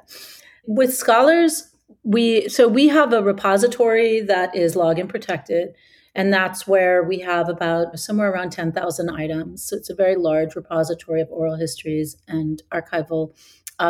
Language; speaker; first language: English; native; English